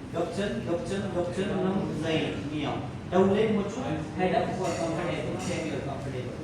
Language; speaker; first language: Vietnamese; non-native, learner; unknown